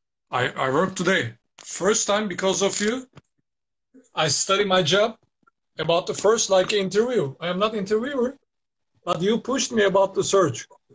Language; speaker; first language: English; non-native, learner; Turkish